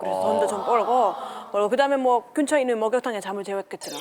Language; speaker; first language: Korean; native; Korean